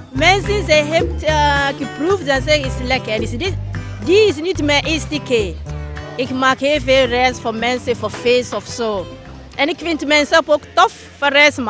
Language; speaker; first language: Dutch; non-native, learner; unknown